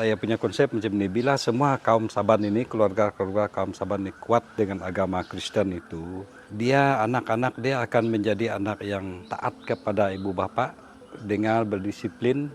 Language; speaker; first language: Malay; non-native, local second language; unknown